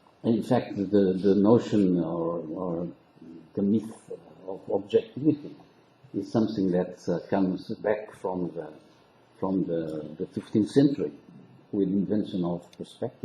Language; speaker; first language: English; non-native, local second language; Portuguese